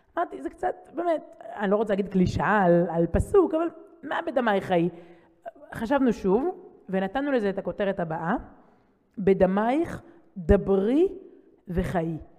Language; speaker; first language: Hebrew; native; Hebrew